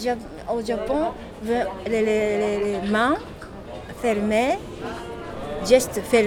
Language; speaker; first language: French; non-native, learner; Japanese